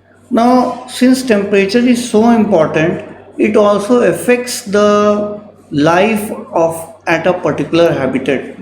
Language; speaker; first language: English; non-native, local second language; Hindi